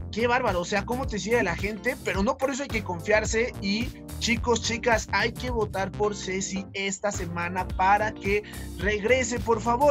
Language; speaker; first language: Spanish; native; Spanish